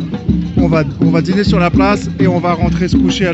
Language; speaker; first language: French; native; French